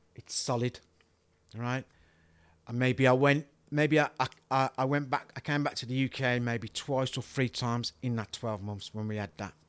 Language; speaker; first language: English; native; English